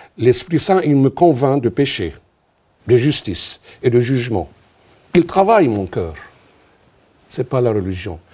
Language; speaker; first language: French; non-native, local second language; Arabic